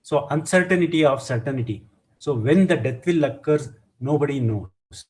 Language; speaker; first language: English; non-native, local second language; Kannada